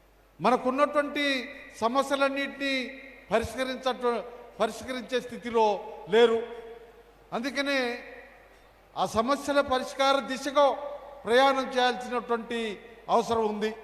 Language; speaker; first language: Telugu; native; Telugu